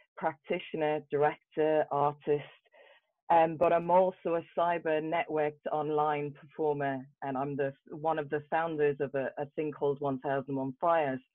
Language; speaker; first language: English; native; English